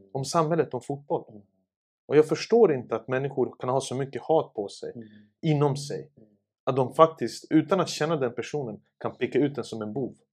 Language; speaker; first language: Swedish; early bilingual, other home language; Serbian